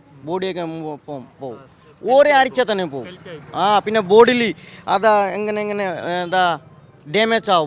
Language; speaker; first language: Malayalam; non-native, learner; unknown